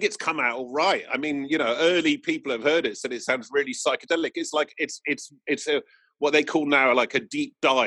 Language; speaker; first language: English; native; English